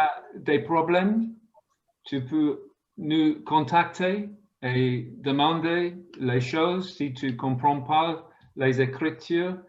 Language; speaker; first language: French; non-native, fluent; English